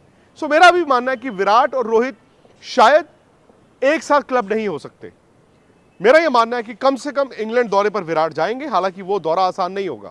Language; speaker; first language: Hindi; native; Hindi